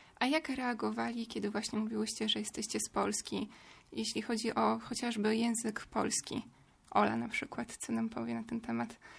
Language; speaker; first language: Polish; native; Polish